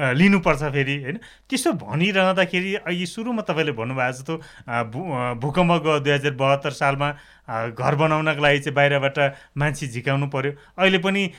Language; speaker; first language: Nepali; native; Nepali